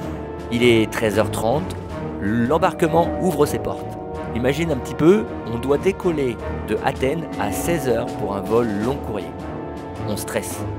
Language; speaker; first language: French; native; French